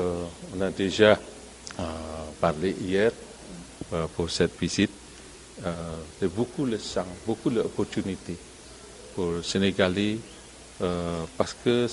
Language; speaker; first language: French; non-native, learner; Indonesian